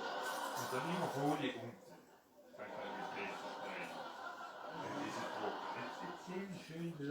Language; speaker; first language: German; non-native, learner; Dutch